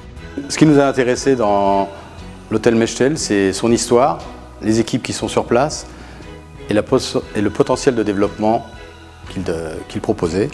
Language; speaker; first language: French; early bilingual, other home language; Arabic